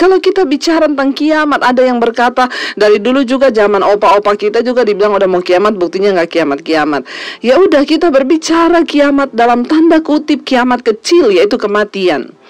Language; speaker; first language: Indonesian; native; Indonesian